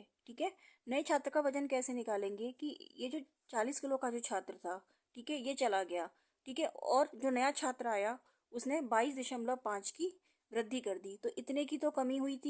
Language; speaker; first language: Hindi; native; Hindi